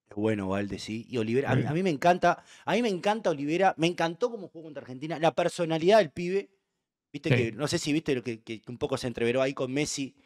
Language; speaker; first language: Spanish; native; Spanish